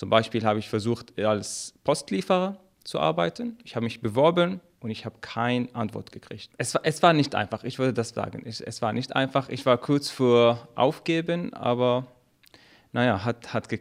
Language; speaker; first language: German; non-native, fluent; Arabic